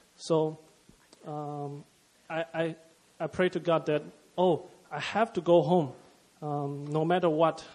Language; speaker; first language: English; non-native, fluent; Chinese